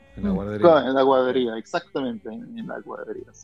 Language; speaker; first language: Spanish; non-native, fluent; German